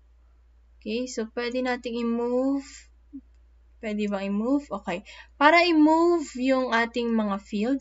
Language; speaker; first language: Filipino; native; Filipino